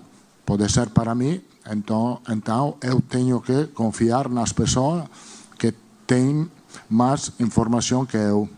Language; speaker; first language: Portuguese; non-native, learner; Spanish